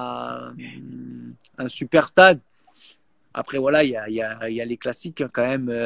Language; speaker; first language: French; native; French